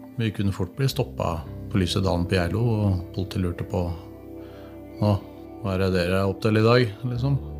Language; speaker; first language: Norwegian; native; Norwegian